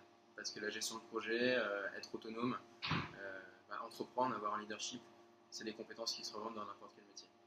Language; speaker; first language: French; native; French